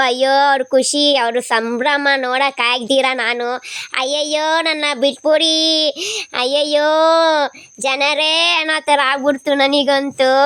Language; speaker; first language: Kannada; non-native, local second language; Kodava